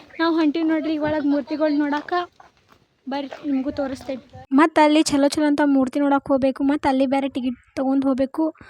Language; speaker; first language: Kannada; non-native, local second language; Lambadi